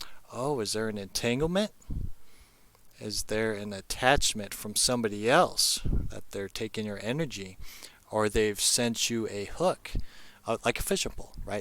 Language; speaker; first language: English; native; English